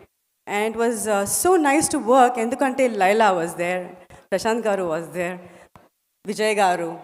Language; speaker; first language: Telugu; non-native, learner; Tamil